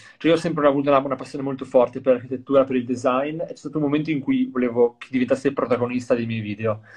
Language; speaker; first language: Italian; native; Italian